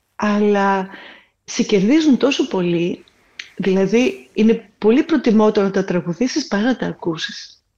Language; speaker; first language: Greek; native; Greek